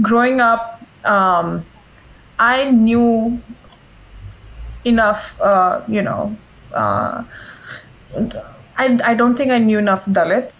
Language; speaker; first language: English; non-native, local second language; Hindi